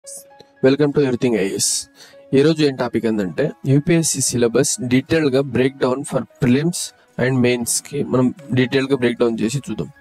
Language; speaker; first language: Telugu; native; Telugu